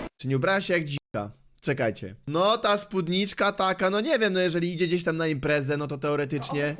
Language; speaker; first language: Polish; native; Polish